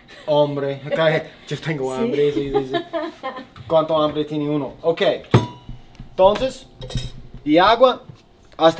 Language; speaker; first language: Spanish; non-native, learner; English